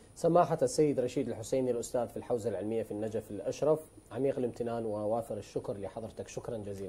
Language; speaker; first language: Arabic; native; Arabic